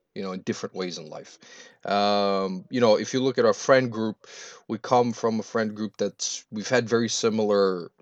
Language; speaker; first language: English; early bilingual, other home language; Albanian